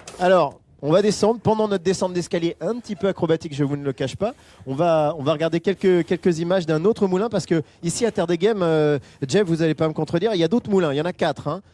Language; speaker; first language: French; native; French